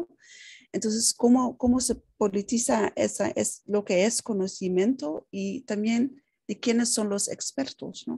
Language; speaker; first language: Spanish; non-native, fluent; Dutch